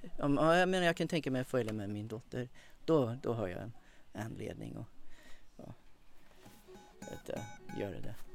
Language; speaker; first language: Swedish; non-native, fluent; English